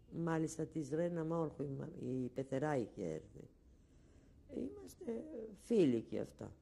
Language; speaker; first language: Greek; non-native, local second language; Ladino